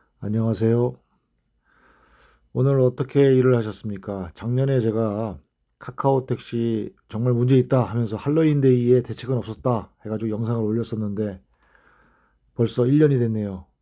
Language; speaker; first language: Korean; native; Korean